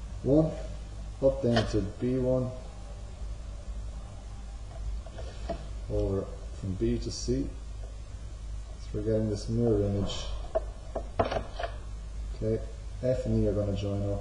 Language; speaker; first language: English; native; English